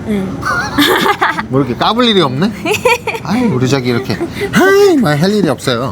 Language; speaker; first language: Korean; native; Korean